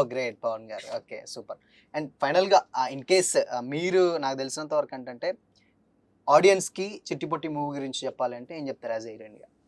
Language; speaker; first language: Telugu; native; Telugu